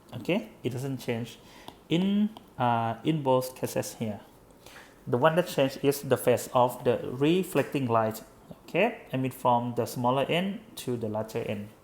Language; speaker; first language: English; non-native, fluent; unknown